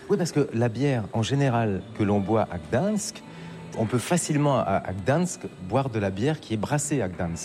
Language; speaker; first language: French; native; French